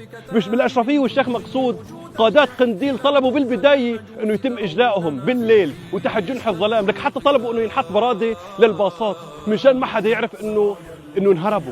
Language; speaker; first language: Arabic; native; Arabic